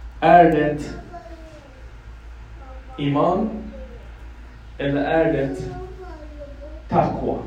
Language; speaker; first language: Swedish; non-native, fluent; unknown